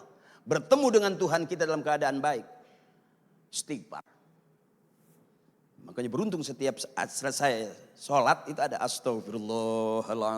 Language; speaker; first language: Malay; native; Malay